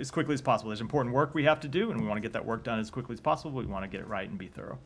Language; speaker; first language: English; native; English